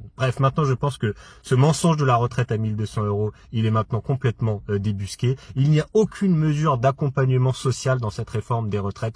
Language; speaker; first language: French; native; French